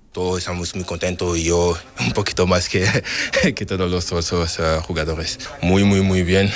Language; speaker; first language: Spanish; non-native, learner; French